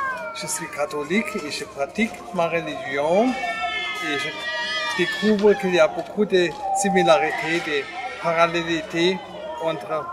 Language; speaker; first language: French; non-native, fluent; German